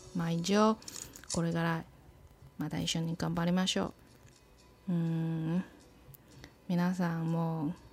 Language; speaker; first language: Japanese; non-native, learner; Chinese